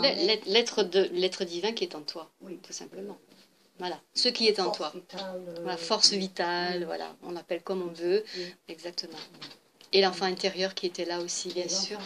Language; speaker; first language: French; native; French